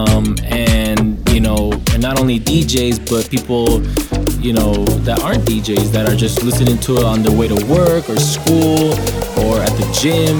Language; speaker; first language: English; native; English